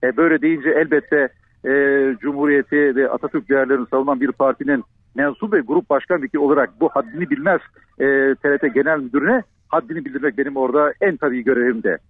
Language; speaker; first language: Turkish; native; Turkish